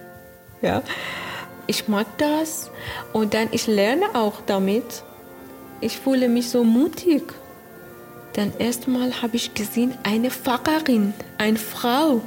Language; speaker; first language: German; non-native, learner; Persian